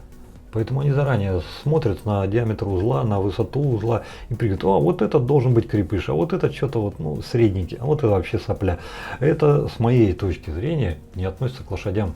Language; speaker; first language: Russian; native; Russian